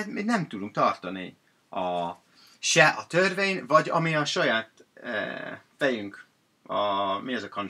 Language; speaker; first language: Hungarian; non-native, fluent; English